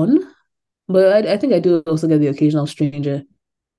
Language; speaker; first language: English; non-native, local second language; Yoruba